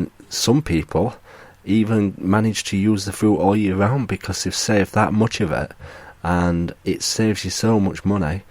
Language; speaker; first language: English; native; English